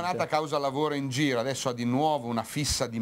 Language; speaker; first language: Italian; native; Italian